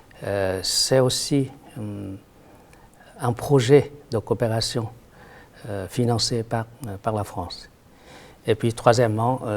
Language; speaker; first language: French; non-native, fluent; Vietnamese